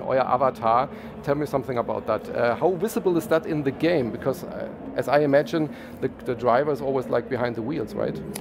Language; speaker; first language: English; non-native, fluent; German